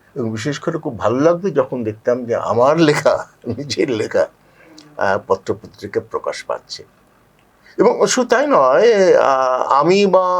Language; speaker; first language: Bangla; native; Bangla